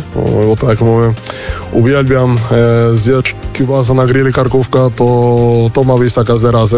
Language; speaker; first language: Polish; non-native, fluent; Spanish